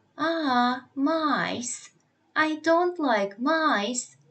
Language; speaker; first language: English; non-native, fluent; Ukrainian